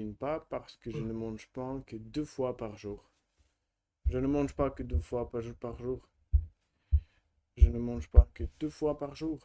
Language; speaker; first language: French; non-native, learner; Russian